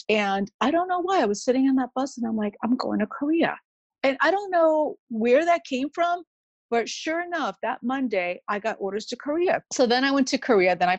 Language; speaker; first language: English; native; English